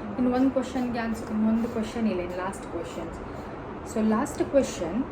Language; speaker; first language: Kannada; non-native, local second language; Tulu